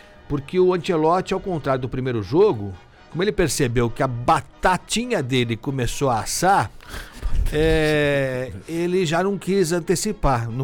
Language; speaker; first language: Portuguese; native; Portuguese